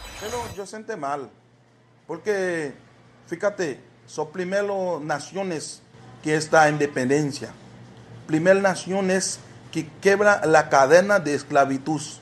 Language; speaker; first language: Spanish; non-native, learner; Haitian Creole